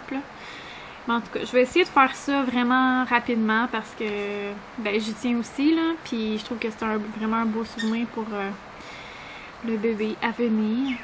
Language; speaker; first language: French; native; French